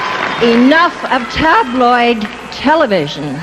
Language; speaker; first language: English; native; English